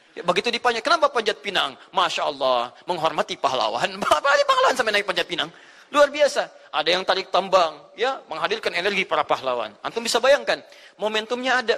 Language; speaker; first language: Indonesian; native; Indonesian